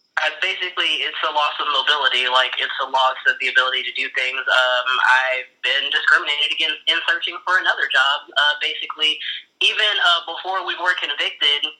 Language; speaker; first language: English; native; English